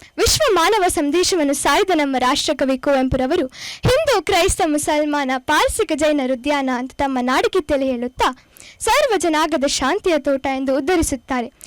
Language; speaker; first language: Kannada; non-native, local second language; Konkani